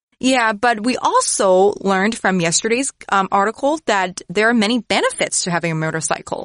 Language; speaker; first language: English; non-native, fluent; Chinese